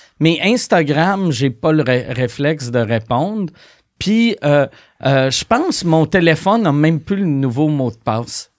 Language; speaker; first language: French; native; French